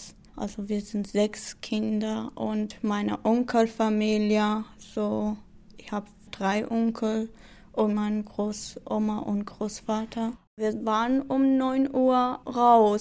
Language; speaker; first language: German; non-native, learner; Kurdish